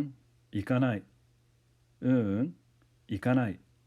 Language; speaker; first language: Japanese; non-native, fluent; English